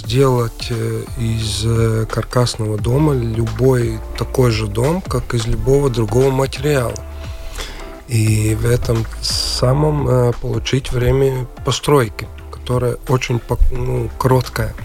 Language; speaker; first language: Russian; non-native, local second language; Latvian